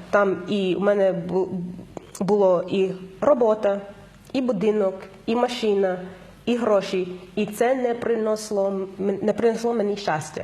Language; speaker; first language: Ukrainian; non-native, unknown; English